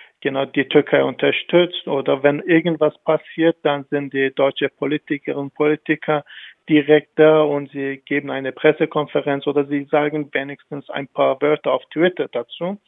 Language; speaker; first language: German; non-native, fluent; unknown